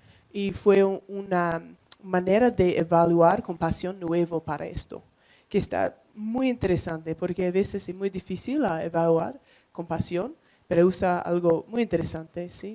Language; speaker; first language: Spanish; non-native, learner; English